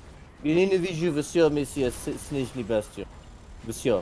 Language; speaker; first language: Russian; non-native, learner; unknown